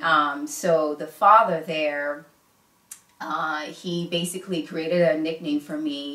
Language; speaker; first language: English; early bilingual, other home language; Igbo